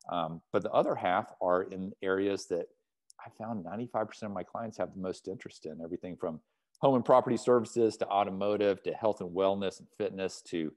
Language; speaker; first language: English; native; English